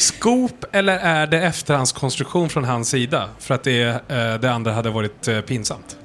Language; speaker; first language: Swedish; native; Swedish